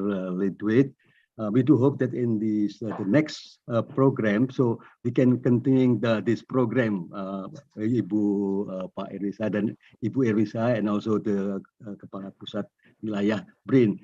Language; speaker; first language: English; non-native, fluent; Indonesian